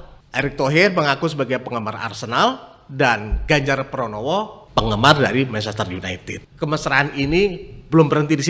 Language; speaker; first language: Indonesian; native; Indonesian